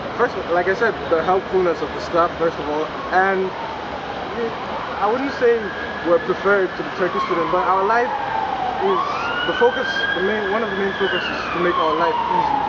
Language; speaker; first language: English; non-native, fluent; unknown